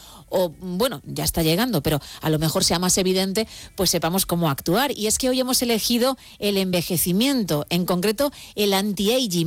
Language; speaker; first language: Spanish; native; Spanish